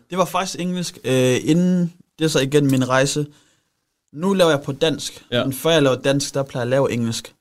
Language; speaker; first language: Danish; early bilingual, other home language; Rundi